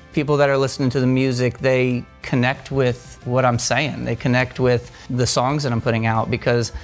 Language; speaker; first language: English; native; English